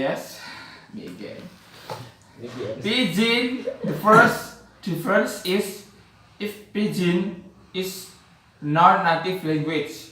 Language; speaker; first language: English; non-native, learner; Javanese